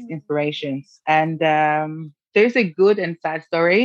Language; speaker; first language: English; non-native, fluent; Norwegian